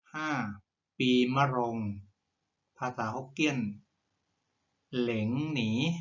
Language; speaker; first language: Thai; native; Thai